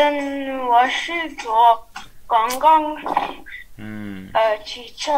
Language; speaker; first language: Chinese; non-native, learner; English